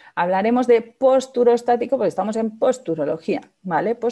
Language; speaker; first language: Spanish; native; Spanish